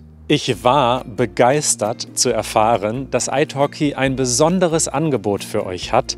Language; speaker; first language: German; native; German